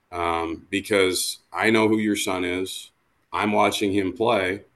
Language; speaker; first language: English; native; English